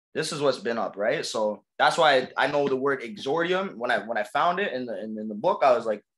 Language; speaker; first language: English; native; English